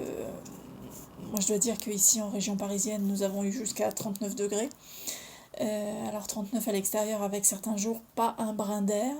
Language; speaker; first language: French; native; French